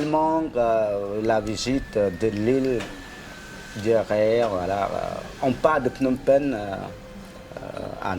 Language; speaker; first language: French; non-native, fluent; Khmer